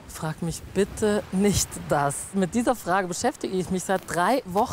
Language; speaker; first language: German; native; German